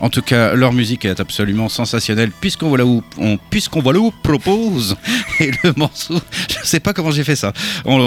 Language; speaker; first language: French; native; French